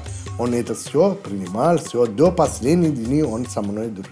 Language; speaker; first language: Russian; non-native, fluent; Sinhala